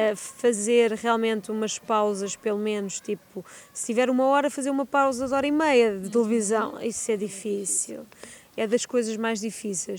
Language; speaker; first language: Portuguese; native; Portuguese